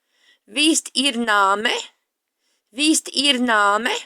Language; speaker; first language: German; non-native, fluent; Latvian